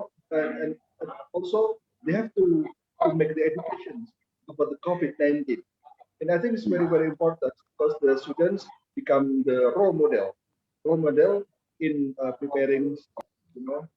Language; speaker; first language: English; non-native, fluent; Indonesian